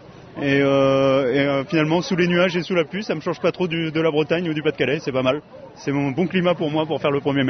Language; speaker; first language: French; native; French